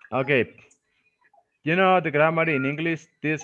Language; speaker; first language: English; non-native, fluent; Spanish